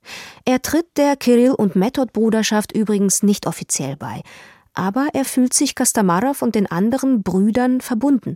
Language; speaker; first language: German; native; German